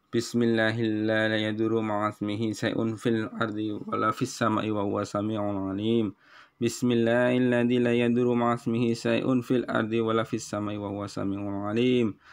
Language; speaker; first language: Arabic; non-native, learner; Indonesian